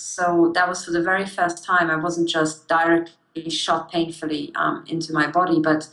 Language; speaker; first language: English; early bilingual, other home language; German